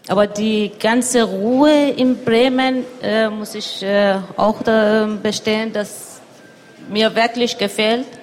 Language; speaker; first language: German; non-native, learner; Persian